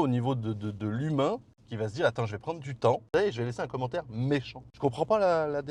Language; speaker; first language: French; native; French